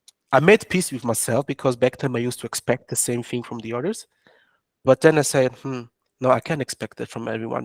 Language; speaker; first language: English; non-native, fluent; French